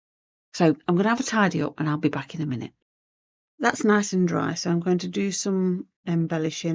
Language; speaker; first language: English; native; English